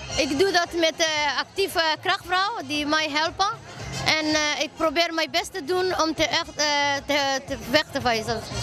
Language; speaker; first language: Dutch; non-native, learner; Somali